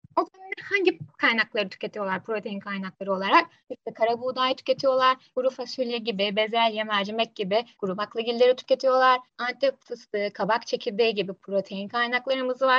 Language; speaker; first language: Turkish; native; Turkish